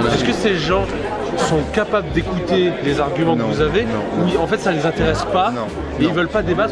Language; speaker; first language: French; native; French